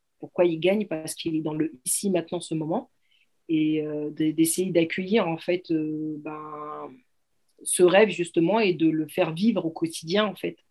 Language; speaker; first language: French; early bilingual, other home language; Arabic